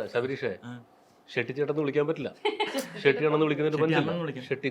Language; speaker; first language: Malayalam; native; Malayalam